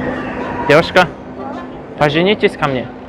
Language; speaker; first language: Russian; non-native, local second language; Kazakh